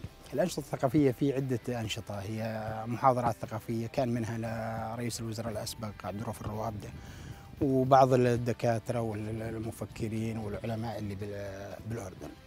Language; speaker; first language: Arabic; native; Arabic